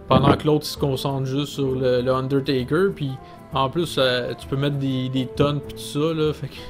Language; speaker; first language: French; native; French